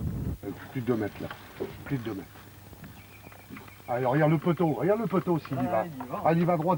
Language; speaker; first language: French; native; French